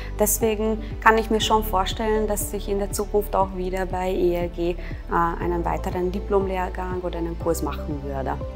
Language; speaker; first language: German; non-native, fluent; Hungarian